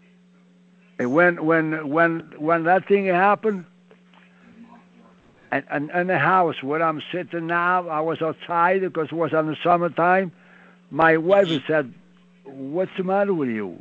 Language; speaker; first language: English; non-native, learner; Italian